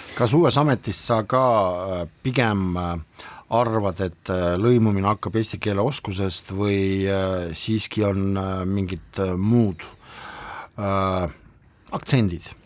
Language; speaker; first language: Estonian; non-native, local second language; Russian